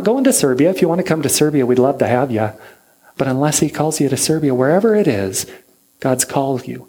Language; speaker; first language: English; native; English